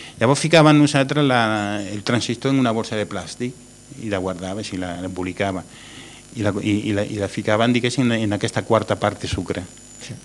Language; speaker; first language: Catalan; non-native, local second language; Spanish